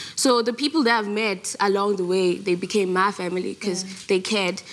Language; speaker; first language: English; non-native, local second language; Zulu